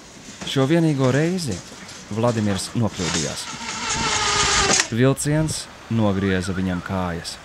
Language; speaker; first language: Latvian; native; Latvian